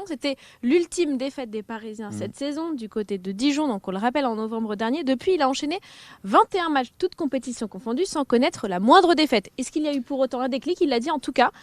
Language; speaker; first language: French; native; French